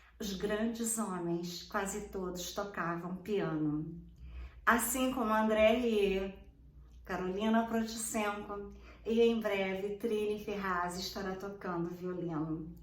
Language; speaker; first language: Portuguese; native; Portuguese